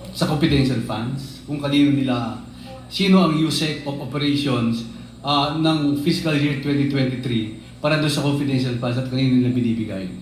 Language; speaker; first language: Filipino; native; Filipino